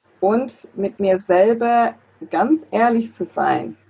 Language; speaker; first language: German; non-native, fluent; English